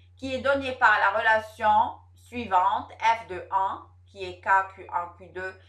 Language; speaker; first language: French; non-native, local second language; Arabic